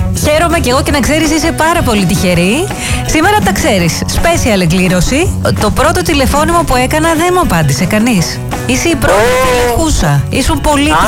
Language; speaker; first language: Greek; native; Greek